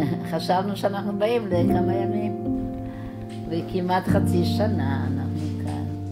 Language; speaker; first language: Hebrew; non-native, fluent; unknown